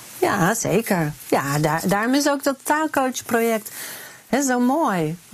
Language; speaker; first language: Dutch; native; Dutch